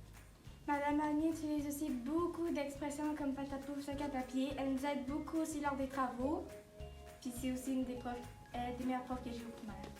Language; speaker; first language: French; native; French